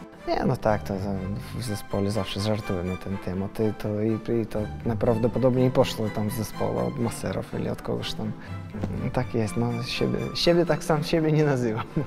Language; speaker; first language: Polish; non-native, learner; Russian